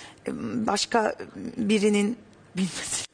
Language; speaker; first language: Turkish; native; Turkish